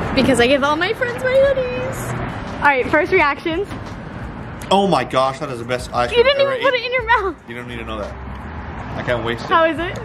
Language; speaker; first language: English; native; English